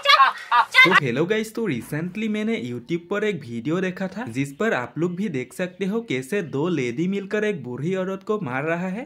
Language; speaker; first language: Hindi; non-native, local second language; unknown